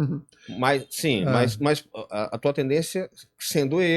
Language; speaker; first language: Portuguese; native; Portuguese